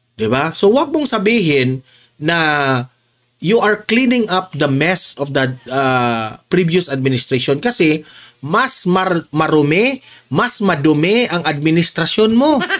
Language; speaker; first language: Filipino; non-native, local second language; Cebuano